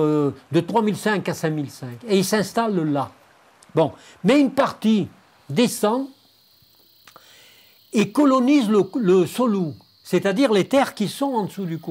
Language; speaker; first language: French; native; French